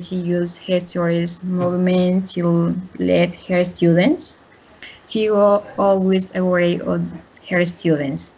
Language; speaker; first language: English; non-native, learner; Spanish